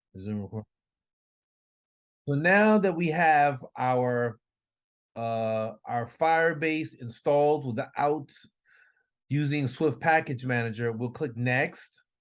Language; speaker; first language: English; native; English